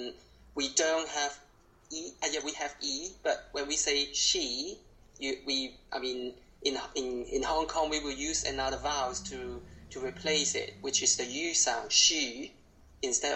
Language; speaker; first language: English; non-native, local second language; Cantonese